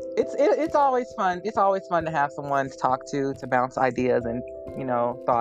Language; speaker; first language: English; native; English